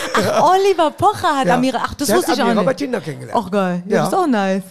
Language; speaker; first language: German; early bilingual, other home language; Persian